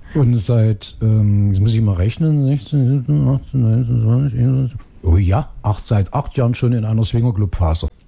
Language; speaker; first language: German; native; German